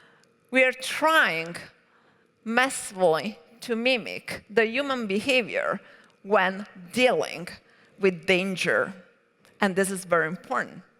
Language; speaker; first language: English; non-native, fluent; Italian